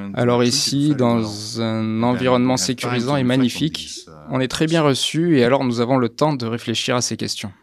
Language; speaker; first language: French; non-native, fluent; Dutch